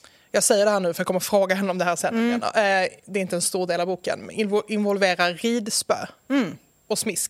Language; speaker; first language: Swedish; native; Swedish